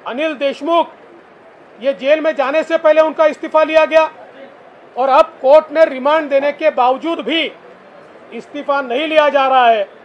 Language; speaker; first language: Hindi; non-native, local second language; Marathi